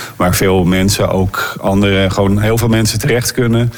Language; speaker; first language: Dutch; native; Dutch